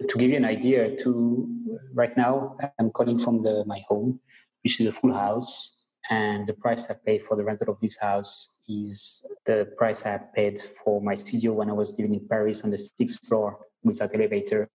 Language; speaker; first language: English; non-native, fluent; French